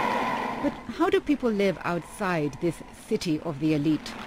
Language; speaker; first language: English; native; English